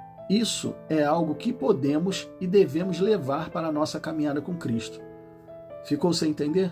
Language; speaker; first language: Portuguese; native; Portuguese